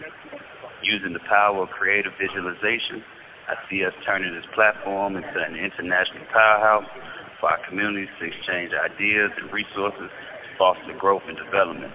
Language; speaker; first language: English; native; English